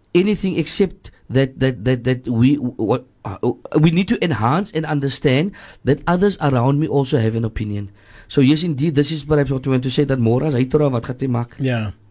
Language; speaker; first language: English; native; English